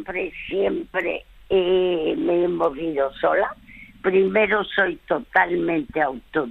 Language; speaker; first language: Spanish; early bilingual, other home language; French